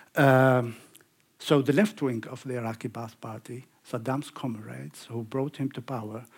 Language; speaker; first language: English; non-native, fluent; Arabic